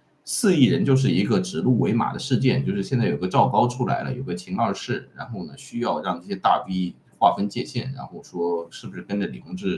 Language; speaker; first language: Chinese; native; Chinese